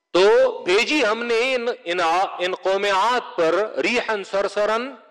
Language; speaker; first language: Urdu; non-native, local second language; Pashto